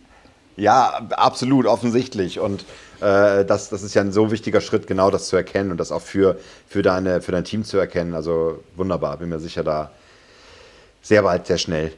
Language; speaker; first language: German; native; German